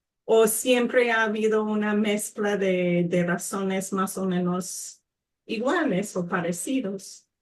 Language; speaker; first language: Spanish; non-native, fluent; English